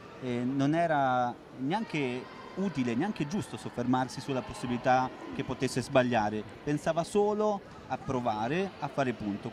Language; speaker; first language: Italian; native; Italian